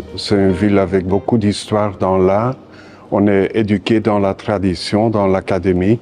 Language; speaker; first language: French; non-native, local second language; Dutch